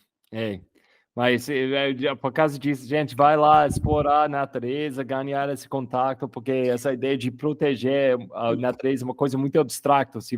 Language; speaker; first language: Portuguese; non-native, fluent; English